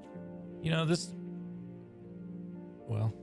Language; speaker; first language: English; native; English